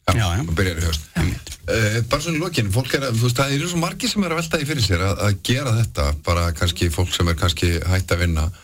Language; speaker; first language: Icelandic; native; Icelandic